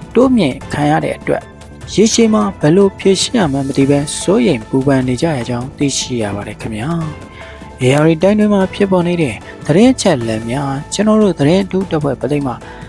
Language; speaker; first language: Burmese; native; Burmese